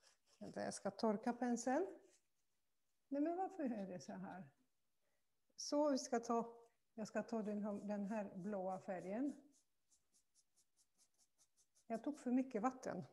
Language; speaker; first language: Swedish; non-native, fluent; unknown